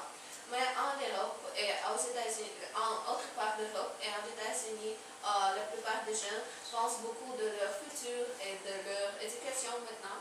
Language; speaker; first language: French; non-native, learner; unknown